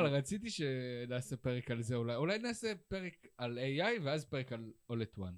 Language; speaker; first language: Hebrew; native; Hebrew